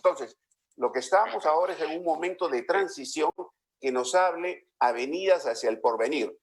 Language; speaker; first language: Spanish; native; Spanish